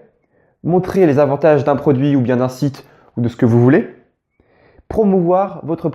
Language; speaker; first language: French; native; French